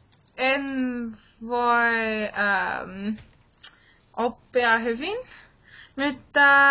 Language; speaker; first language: Finnish; non-native, learner; English